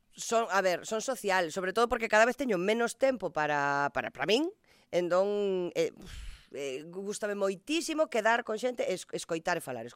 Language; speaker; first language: Galician; non-native, local second language; Spanish